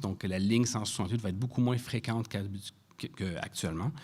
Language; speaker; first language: French; native; French